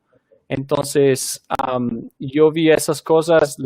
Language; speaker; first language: Spanish; early bilingual, heritage; Spanish